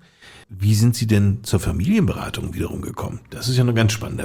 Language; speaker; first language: German; native; German